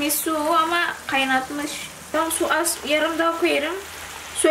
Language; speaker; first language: Turkish; non-native, learner; Indonesian